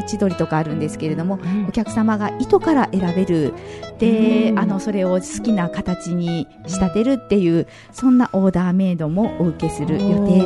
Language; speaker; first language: Japanese; native; Japanese